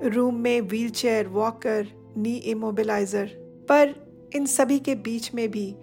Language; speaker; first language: Hindi; non-native, local second language; Odia